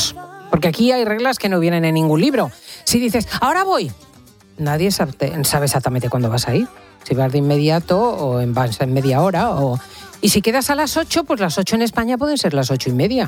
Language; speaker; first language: Spanish; native; Spanish